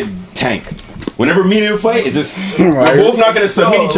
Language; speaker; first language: English; native; English